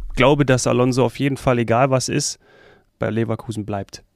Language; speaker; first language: German; native; German